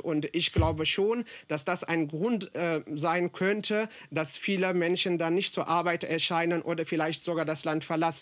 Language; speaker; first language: German; non-native, fluent; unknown